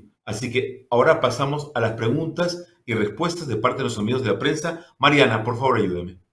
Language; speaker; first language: Spanish; native; Spanish